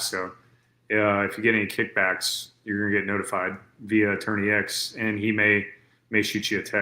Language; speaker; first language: English; native; English